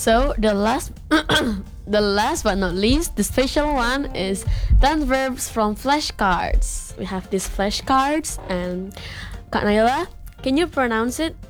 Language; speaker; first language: English; non-native, learner; Indonesian